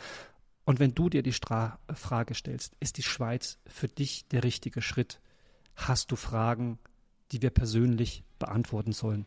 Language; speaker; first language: German; native; German